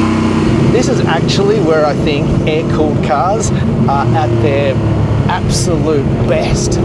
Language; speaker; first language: English; native; English